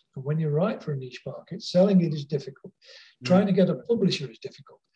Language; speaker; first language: English; native; English